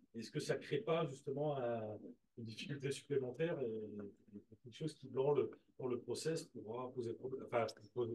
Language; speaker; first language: French; native; French